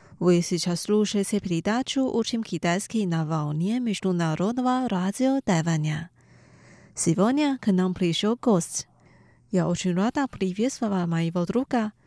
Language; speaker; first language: Russian; non-native, learner; Chinese